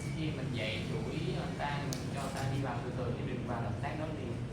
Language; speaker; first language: Vietnamese; native; Vietnamese